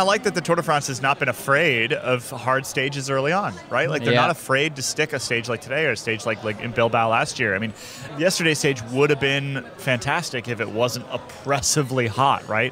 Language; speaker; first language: English; native; English